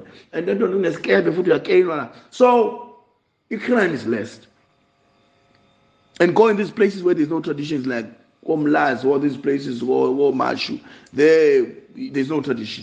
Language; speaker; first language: English; non-native, local second language; Zulu